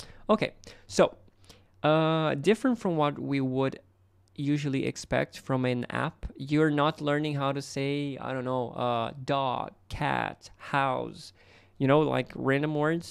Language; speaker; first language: English; non-native, fluent; Portuguese